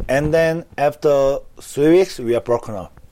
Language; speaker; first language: English; non-native, learner; Korean